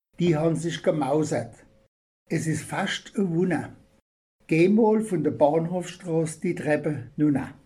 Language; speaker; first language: German; native; German